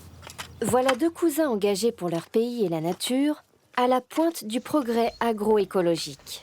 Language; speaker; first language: French; native; French